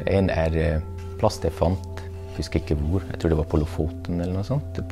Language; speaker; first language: Norwegian; non-native, fluent; German